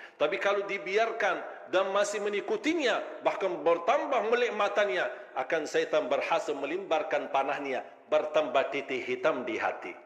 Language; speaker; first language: Malay; non-native, fluent; Arabic